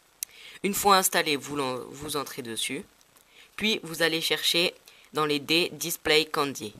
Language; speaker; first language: French; native; French